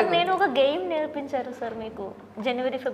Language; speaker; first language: Telugu; non-native, learner; Malayalam